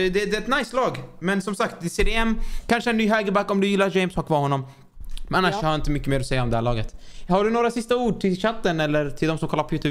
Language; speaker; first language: Swedish; native; Swedish